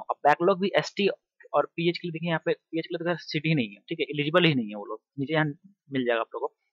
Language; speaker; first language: Hindi; native; Hindi